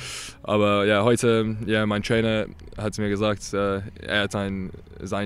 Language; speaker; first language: German; non-native, learner; English